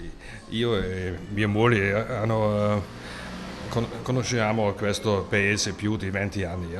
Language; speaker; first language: Italian; non-native, learner; German